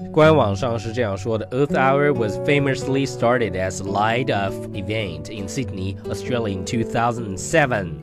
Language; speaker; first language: English; non-native, learner; Chinese